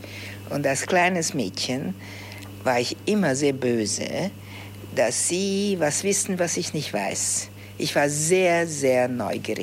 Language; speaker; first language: German; early bilingual, heritage; Hungarian